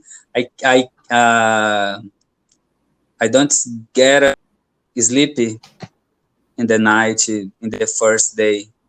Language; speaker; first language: English; non-native, learner; Portuguese